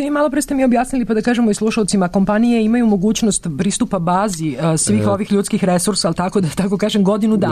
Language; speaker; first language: Serbian; native; Serbian